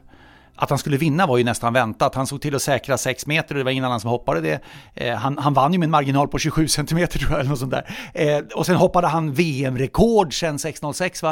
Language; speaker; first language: Swedish; native; Swedish